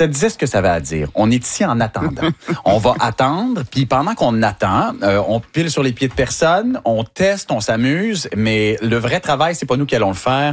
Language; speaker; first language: French; native; French